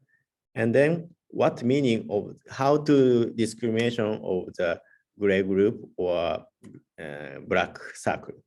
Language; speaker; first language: English; non-native, learner; Japanese